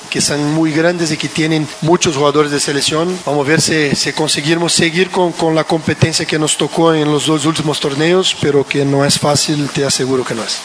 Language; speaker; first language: Spanish; non-native, fluent; Portuguese